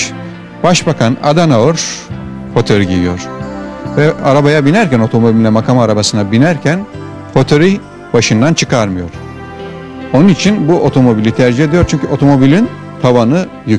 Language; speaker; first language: Turkish; native; Turkish